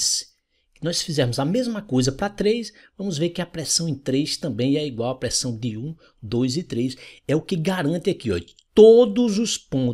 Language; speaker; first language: Portuguese; native; Portuguese